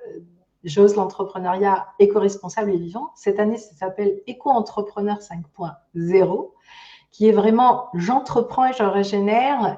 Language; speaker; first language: French; native; French